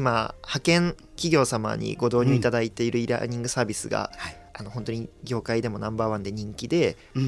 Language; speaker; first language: Japanese; native; Japanese